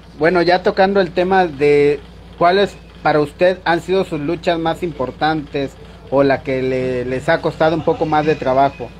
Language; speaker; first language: Spanish; native; Spanish